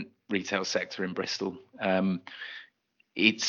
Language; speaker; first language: English; native; English